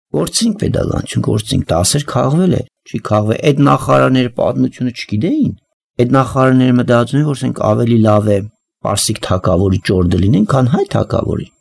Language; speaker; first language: Armenian; native; Armenian